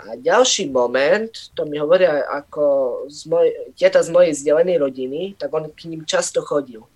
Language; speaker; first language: Slovak; non-native, local second language; Rusyn